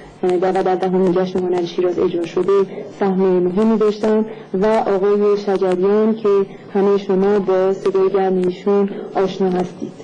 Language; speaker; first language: Persian; native; Persian